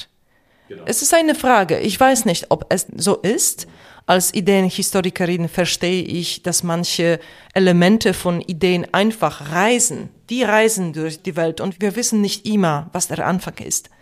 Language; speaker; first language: German; non-native, fluent; Polish